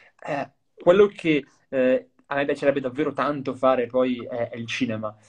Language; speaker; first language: Italian; native; Italian